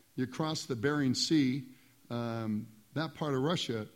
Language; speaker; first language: English; native; English